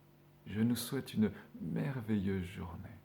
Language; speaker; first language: French; native; French